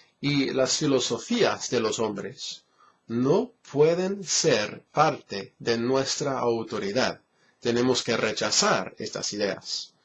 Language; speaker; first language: Spanish; non-native, fluent; English